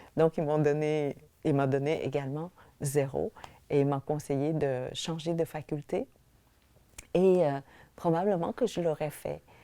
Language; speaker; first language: French; early bilingual, other home language; Vietnamese